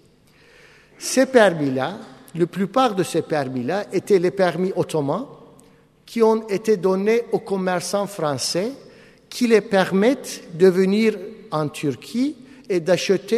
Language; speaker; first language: French; non-native, fluent; Turkish